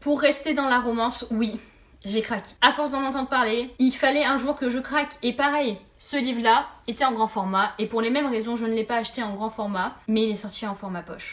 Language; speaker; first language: French; native; French